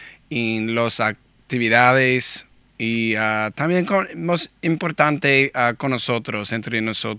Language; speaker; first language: Spanish; non-native, learner; English